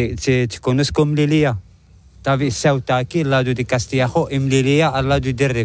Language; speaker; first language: Spanish; non-native, learner; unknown